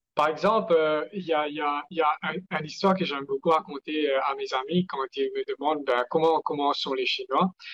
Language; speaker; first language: French; non-native, local second language; Morisyen